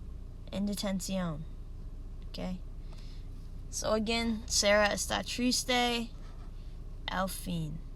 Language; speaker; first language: Spanish; non-native, learner; English